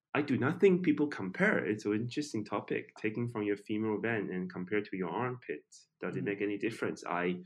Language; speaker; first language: English; non-native, fluent; Chinese